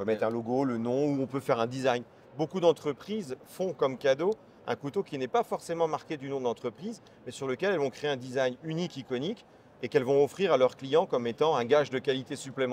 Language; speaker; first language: French; native; French